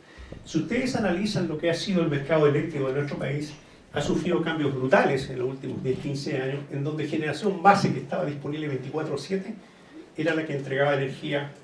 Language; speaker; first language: Spanish; native; Spanish